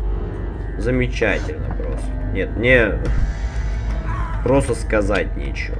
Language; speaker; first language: Russian; native; Russian